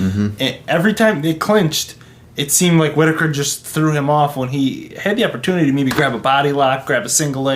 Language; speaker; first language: English; native; English